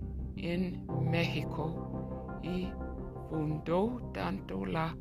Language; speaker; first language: Spanish; non-native, learner; English